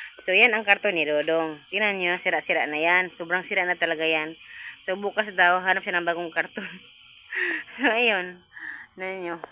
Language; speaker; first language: Filipino; non-native, local second language; Cebuano